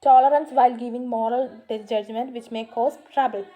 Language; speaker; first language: English; non-native, local second language; Malayalam